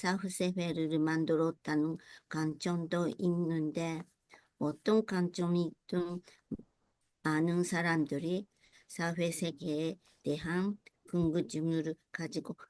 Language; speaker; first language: Korean; non-native, learner; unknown